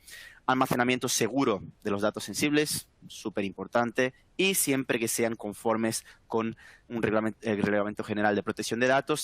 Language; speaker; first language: Spanish; native; Spanish